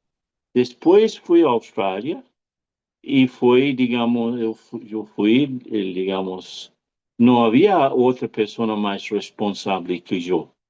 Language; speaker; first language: Spanish; non-native, fluent; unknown